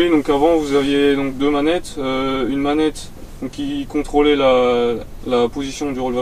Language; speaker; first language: French; native; French